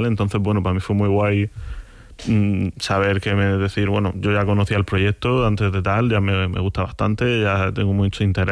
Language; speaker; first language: Spanish; native; Spanish